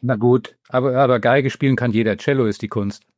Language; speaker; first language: German; native; German